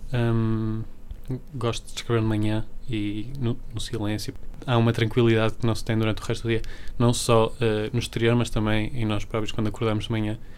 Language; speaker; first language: Portuguese; early bilingual, other home language; Spanish